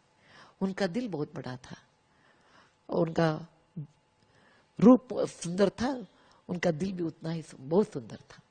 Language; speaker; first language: Hindi; non-native, local second language; Kannada